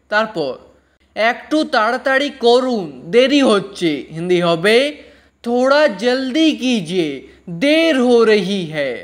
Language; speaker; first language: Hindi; non-native, fluent; Bangla